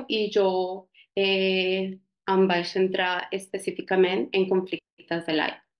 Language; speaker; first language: Catalan; non-native, fluent; Spanish